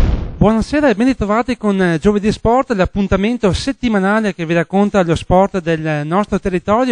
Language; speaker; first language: Italian; native; Italian